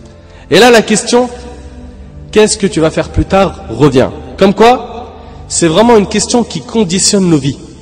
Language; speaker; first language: French; native; French